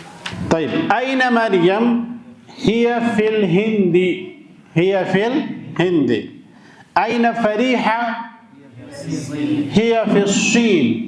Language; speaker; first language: Arabic; non-native, local second language; Urdu